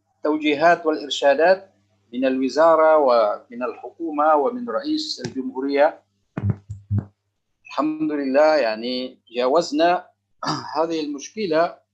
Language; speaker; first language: Arabic; non-native, local second language; Indonesian